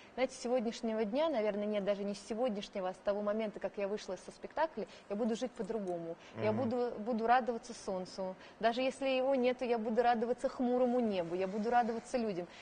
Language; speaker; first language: Russian; native; Russian